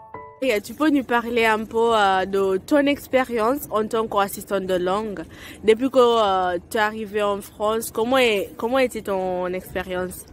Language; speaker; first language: French; non-native, fluent; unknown